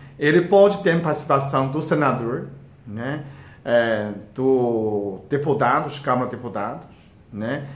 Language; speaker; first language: Portuguese; non-native, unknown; Chinese